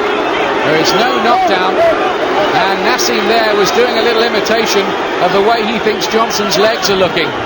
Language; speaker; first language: English; native; English